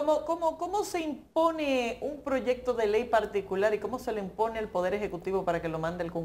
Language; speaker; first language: Spanish; native; Spanish